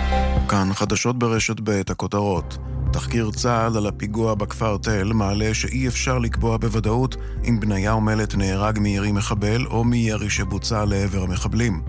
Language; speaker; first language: Hebrew; native; Hebrew